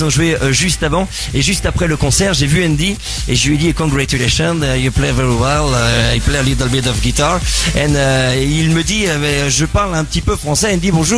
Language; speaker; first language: French; native; French